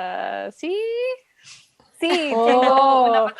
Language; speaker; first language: Spanish; non-native, learner; English